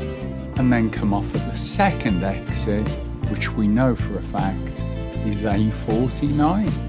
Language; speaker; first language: English; native; English